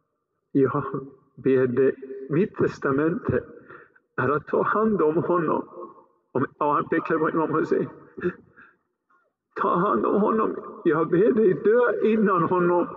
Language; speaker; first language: Swedish; early bilingual, other home language; Arabic